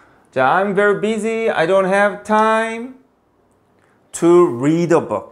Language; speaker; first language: English; non-native, fluent; Korean